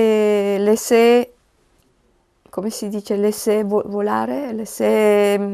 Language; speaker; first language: French; non-native, learner; Italian